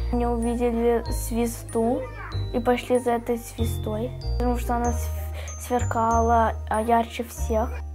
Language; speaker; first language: Russian; early bilingual, heritage; Russian